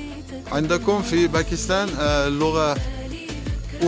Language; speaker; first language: Arabic; non-native, learner; Uzbek